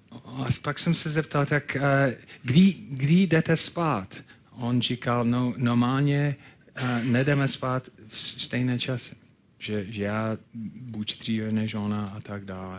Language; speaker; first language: Czech; non-native, fluent; English